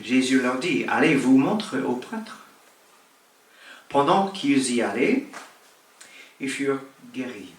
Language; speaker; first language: French; native; French